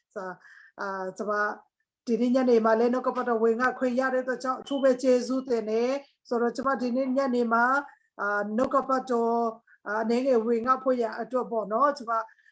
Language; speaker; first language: Burmese; non-native, local second language; Tedim Chin